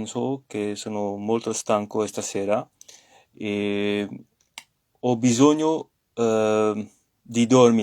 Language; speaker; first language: Italian; non-native, learner; French